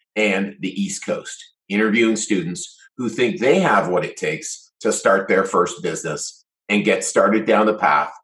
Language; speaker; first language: English; native; English